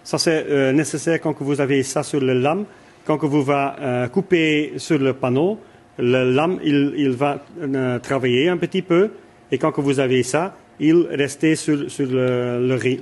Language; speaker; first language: French; non-native, local second language; Dutch